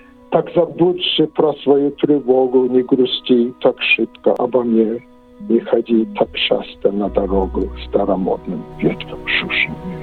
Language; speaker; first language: Russian; non-native, fluent; English